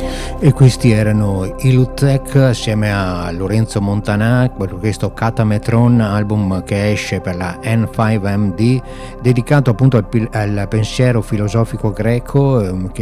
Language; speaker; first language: Italian; native; Italian